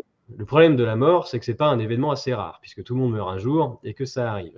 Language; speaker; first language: French; native; French